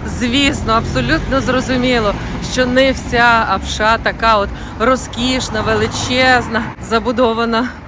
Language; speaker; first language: Ukrainian; native; Ukrainian